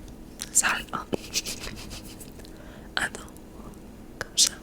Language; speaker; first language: French; non-native, learner; Spanish